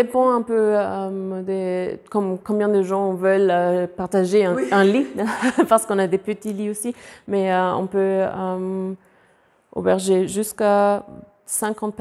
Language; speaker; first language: French; non-native, fluent; German